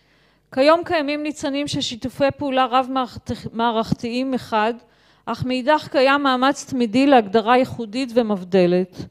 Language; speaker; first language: Hebrew; native; Hebrew